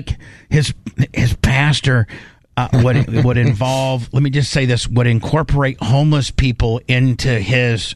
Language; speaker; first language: English; native; English